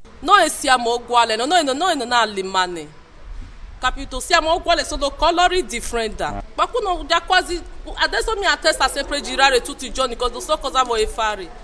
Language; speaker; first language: Italian; non-native, learner; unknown